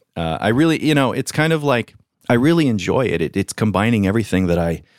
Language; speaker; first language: English; native; English